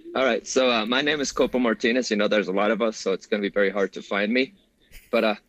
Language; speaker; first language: English; early bilingual, other home language; Spanish